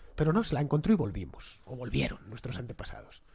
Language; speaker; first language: Spanish; native; Spanish